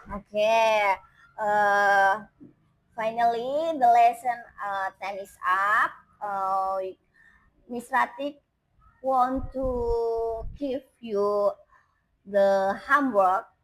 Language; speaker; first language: English; non-native, learner; Indonesian